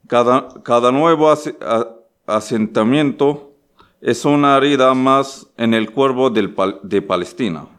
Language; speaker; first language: Spanish; non-native, learner; Arabic